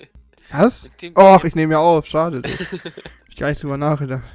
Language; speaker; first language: German; native; German